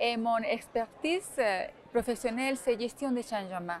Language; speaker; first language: French; non-native, fluent; Spanish